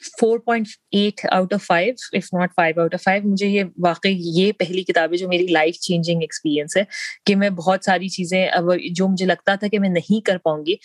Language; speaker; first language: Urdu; native; Urdu